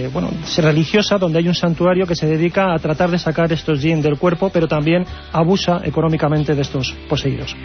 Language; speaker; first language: Spanish; native; Spanish